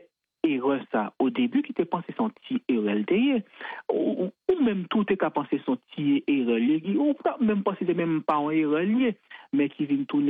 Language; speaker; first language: French; non-native, local second language; Haitian Creole